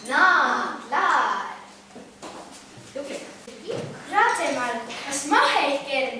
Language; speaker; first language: German; non-native, learner; Estonian